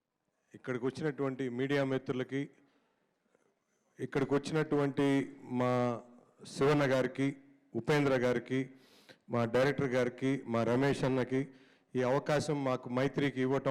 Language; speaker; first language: Telugu; native; Telugu